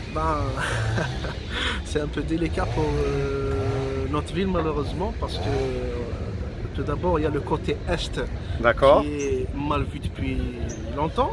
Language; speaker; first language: French; non-native, local second language; Kabyle